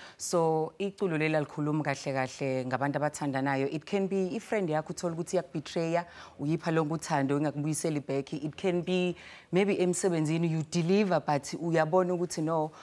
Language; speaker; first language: Zulu; native; Zulu